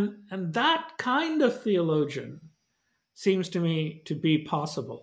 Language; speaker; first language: English; non-native, local second language; Malayalam